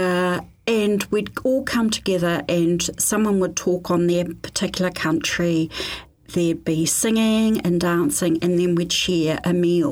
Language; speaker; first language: English; native; English